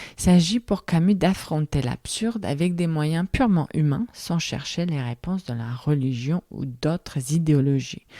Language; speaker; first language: French; non-native, fluent; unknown